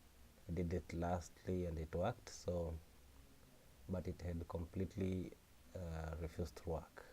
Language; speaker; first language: English; non-native, local second language; Swahili